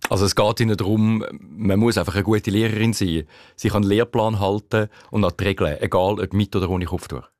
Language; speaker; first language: German; native; German